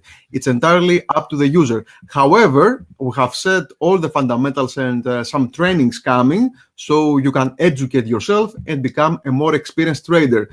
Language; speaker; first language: English; non-native, fluent; Greek